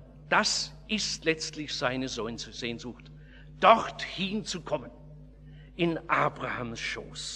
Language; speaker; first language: German; native; German